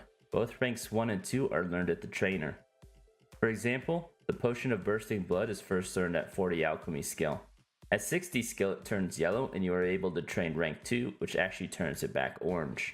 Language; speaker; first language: English; native; English